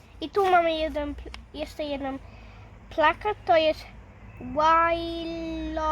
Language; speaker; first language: Polish; early bilingual, heritage; Polish